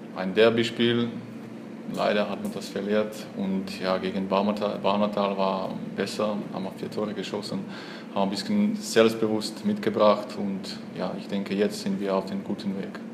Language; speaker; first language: German; non-native, fluent; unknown